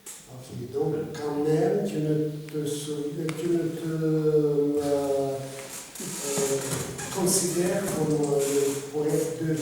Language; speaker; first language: French; non-native, fluent; Russian